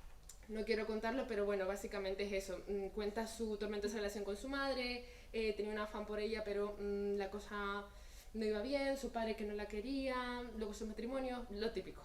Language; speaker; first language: Spanish; native; Spanish